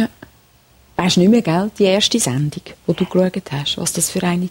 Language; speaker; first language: German; native; German